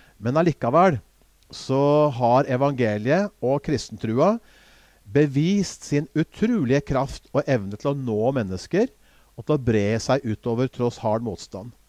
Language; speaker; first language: Norwegian; native; Norwegian